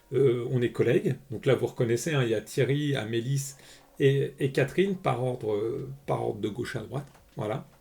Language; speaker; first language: French; native; French